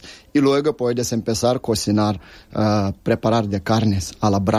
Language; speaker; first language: Spanish; non-native, learner; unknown